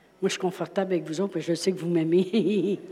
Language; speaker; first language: French; native; French